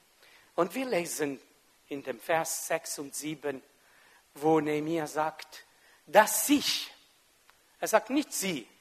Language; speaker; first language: German; non-native, local second language; French